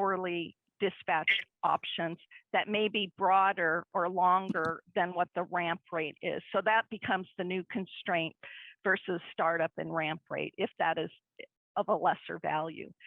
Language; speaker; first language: English; native; English